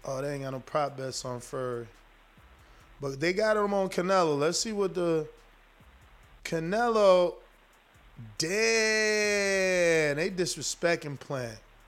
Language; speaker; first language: English; native; English